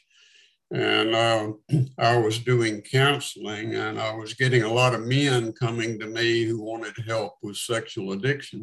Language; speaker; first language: English; native; English